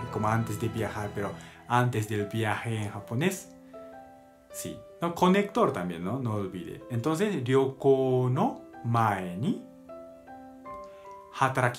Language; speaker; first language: Spanish; non-native, learner; Japanese